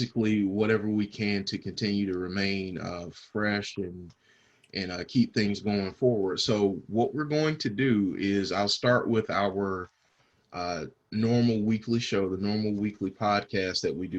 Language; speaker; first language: English; native; English